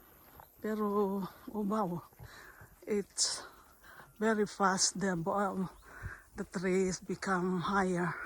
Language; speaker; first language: English; non-native, learner; Filipino